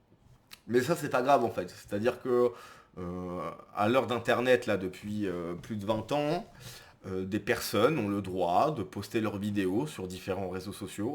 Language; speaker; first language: French; native; French